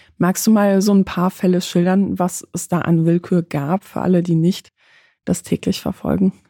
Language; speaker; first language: German; early bilingual, other home language; Polish